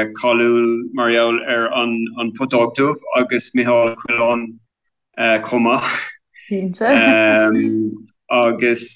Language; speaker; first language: Irish; non-native, local second language; English